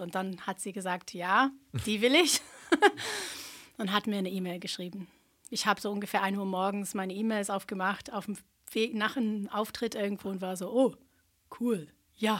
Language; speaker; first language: German; non-native, fluent; English